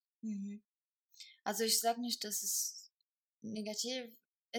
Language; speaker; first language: German; non-native, fluent; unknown